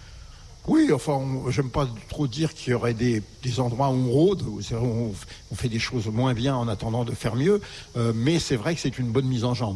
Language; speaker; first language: French; native; French